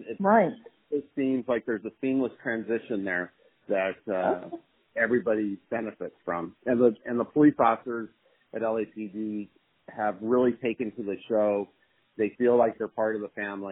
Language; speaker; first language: English; native; English